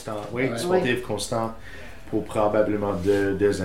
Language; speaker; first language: French; non-native, fluent; English